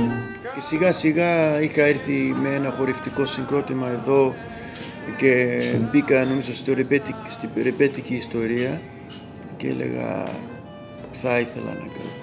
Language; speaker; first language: Greek; early bilingual, heritage; Greek